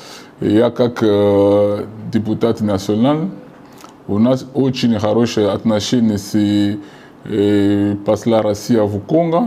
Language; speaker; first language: Russian; non-native, fluent; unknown